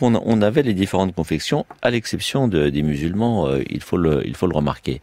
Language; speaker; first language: French; native; French